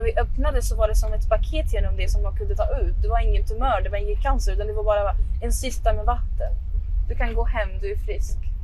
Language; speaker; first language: Swedish; early bilingual, other home language; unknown